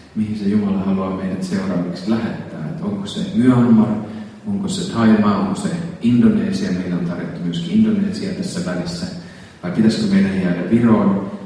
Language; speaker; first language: Finnish; native; Finnish